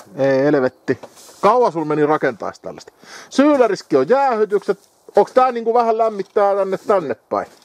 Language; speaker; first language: Finnish; native; Finnish